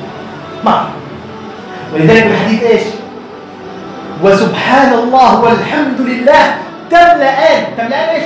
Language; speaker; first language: Arabic; native; Arabic